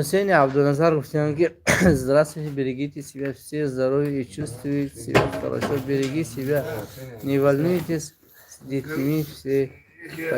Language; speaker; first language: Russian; non-native, local second language; Tajik